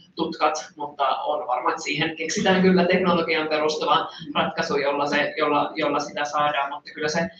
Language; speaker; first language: Finnish; native; Finnish